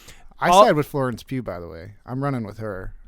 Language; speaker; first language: English; native; English